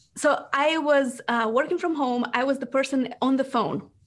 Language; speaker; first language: English; non-native, fluent; Romanian